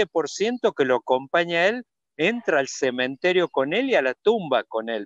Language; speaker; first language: Spanish; native; Spanish